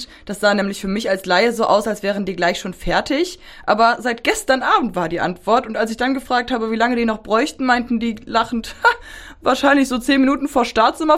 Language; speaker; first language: German; native; German